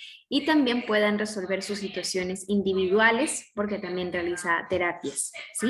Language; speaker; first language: Spanish; native; Spanish